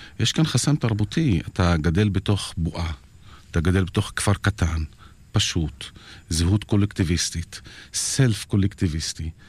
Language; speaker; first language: Hebrew; non-native, local second language; Arabic